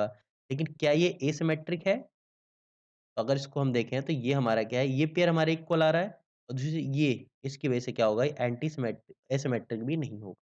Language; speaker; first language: Hindi; native; Hindi